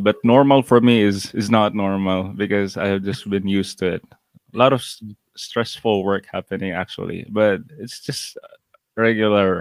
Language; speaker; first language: English; non-native, local second language; Cebuano